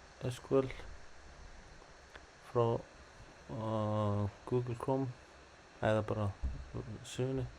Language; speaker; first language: Icelandic; non-native, learner; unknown